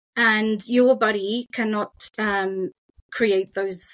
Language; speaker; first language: English; non-native, fluent; French